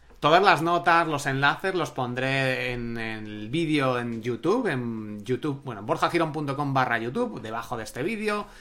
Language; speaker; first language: Spanish; native; Spanish